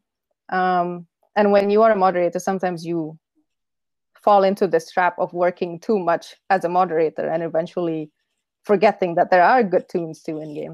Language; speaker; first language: English; non-native, fluent; Indonesian